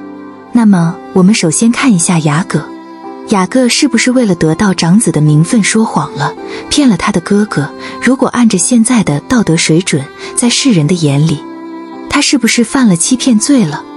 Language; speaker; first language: Chinese; native; Chinese